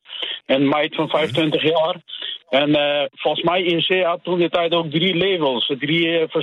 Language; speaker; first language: Dutch; non-native, fluent; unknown